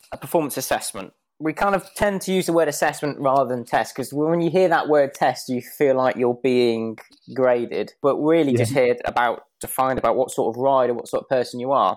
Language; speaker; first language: English; native; English